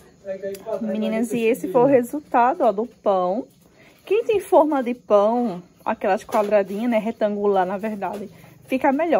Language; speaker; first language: Portuguese; native; Portuguese